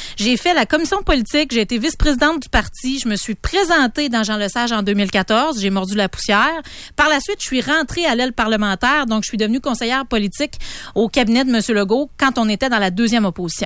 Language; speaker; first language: French; native; French